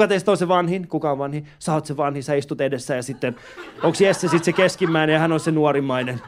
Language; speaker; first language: Finnish; early bilingual, other home language; Persian